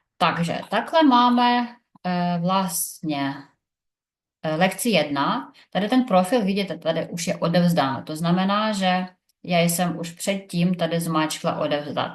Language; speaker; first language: Czech; non-native, fluent; Ukrainian